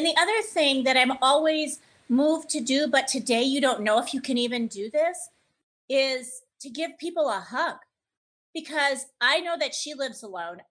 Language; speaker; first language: English; native; English